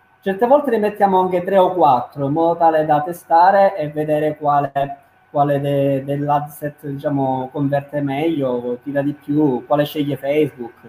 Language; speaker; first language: Italian; native; Italian